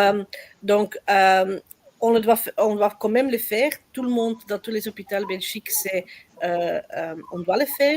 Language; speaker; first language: French; non-native, learner; Dutch